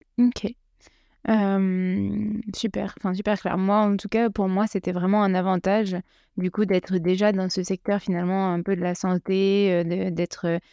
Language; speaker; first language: French; native; French